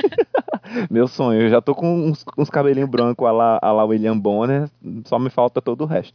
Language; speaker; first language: Portuguese; native; Portuguese